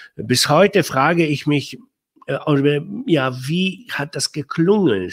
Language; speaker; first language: German; non-native, fluent; Polish